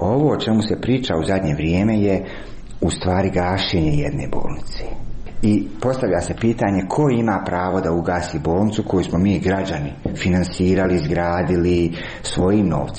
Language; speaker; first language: Serbian; native; Serbian